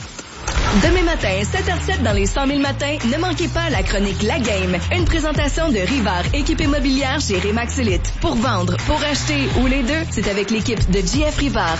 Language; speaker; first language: French; native; French